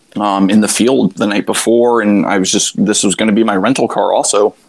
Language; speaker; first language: English; native; English